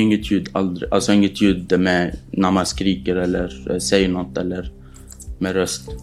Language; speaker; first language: Swedish; non-native, fluent; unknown